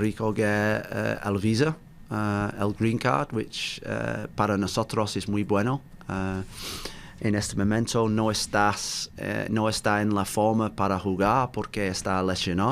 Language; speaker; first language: Spanish; non-native, learner; English